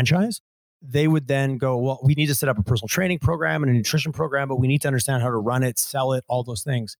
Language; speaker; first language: English; native; English